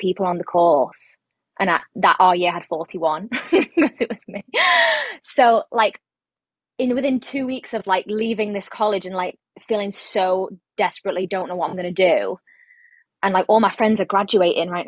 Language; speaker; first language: English; native; English